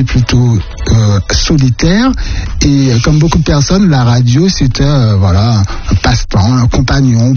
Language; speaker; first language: French; native; French